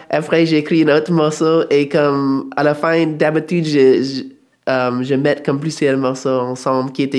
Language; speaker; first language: French; non-native, fluent; English